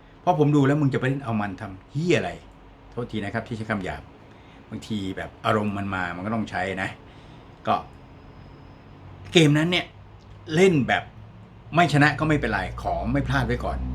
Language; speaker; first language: Thai; native; Thai